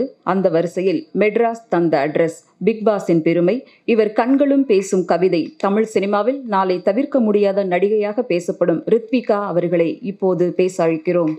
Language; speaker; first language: Tamil; native; Tamil